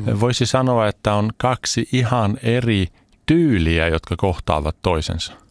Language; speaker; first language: Finnish; early bilingual, heritage; Swedish